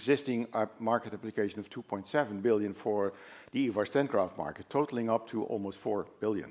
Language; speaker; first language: English; non-native, fluent; Dutch